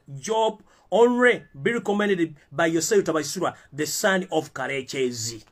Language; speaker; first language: English; non-native, local second language; Ganda